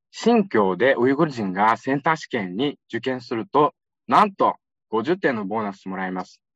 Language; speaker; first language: Japanese; non-native, fluent; Uyghur